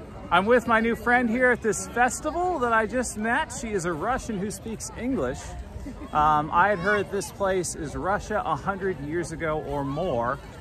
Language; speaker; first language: English; native; English